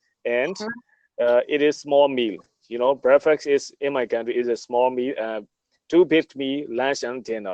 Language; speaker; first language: English; non-native, learner; Burmese